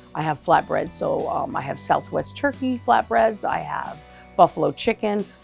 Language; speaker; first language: English; native; English